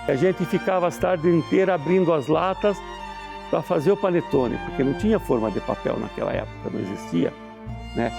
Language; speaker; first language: Portuguese; early bilingual, other home language; Italian